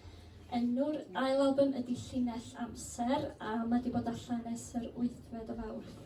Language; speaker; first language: Welsh; native; Welsh